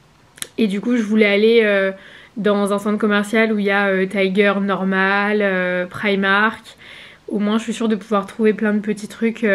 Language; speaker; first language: French; native; French